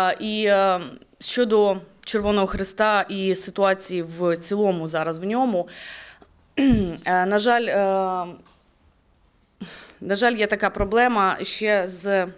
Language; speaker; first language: Ukrainian; native; Ukrainian